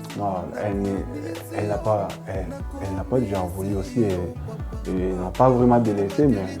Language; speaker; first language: French; non-native, local second language; Lingala